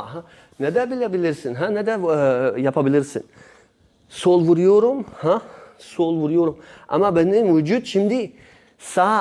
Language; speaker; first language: Turkish; non-native, learner; Polish